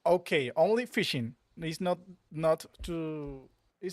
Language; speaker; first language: English; non-native, learner; Spanish